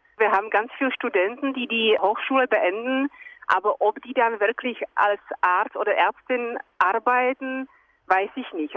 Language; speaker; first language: German; non-native, fluent; Czech